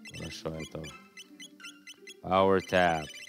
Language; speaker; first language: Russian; non-native, learner; English